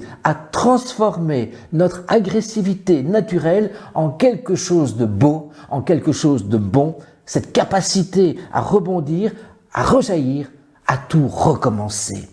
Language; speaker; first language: French; native; French